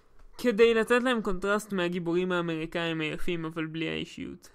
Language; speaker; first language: Hebrew; native; Hebrew